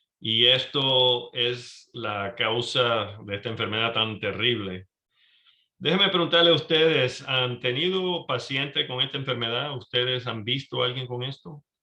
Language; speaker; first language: Spanish; early bilingual, heritage; Spanish